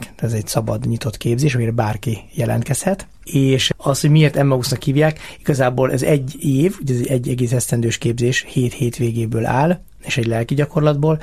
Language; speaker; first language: Hungarian; native; Hungarian